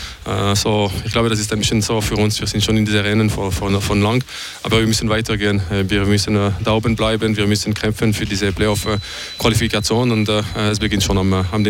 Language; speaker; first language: German; non-native, local second language; French